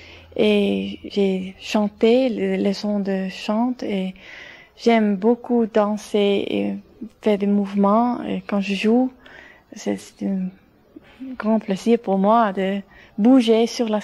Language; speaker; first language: French; non-native, fluent; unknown